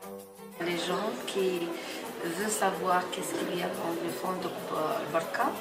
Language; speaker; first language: French; non-native, local second language; Arabic